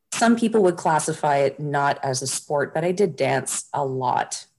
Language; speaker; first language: English; native; English